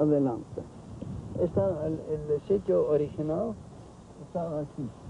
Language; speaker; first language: Spanish; non-native, fluent; Norwegian